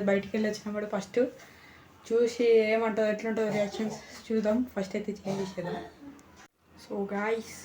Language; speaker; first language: Telugu; native; Telugu